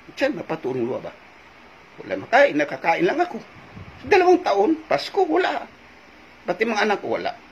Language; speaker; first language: Filipino; non-native, local second language; Cebuano